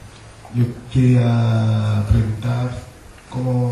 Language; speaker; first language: Spanish; non-native, learner; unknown